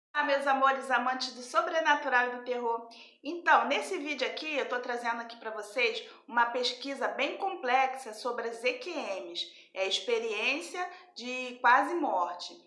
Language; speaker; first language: Portuguese; native; Portuguese